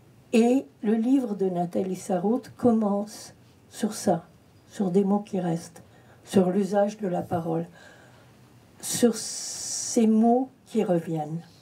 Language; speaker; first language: French; early bilingual, heritage; French